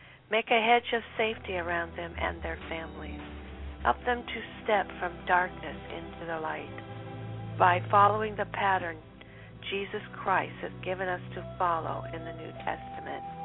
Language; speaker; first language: English; native; English